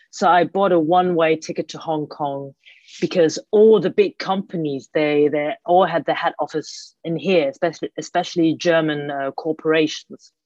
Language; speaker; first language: English; early bilingual, other home language; Cantonese